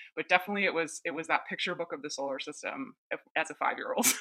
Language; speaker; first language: English; native; English